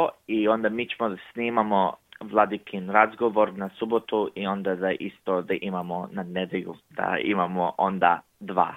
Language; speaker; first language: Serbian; early bilingual, heritage; English